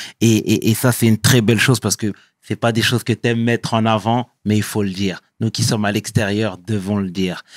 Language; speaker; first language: French; native; French